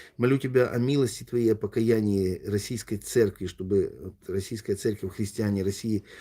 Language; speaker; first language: Russian; native; Russian